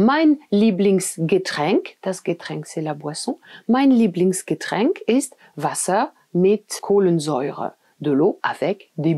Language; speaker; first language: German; non-native, fluent; French